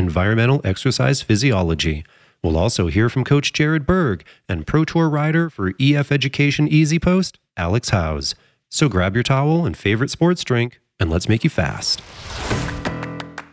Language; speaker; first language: English; native; English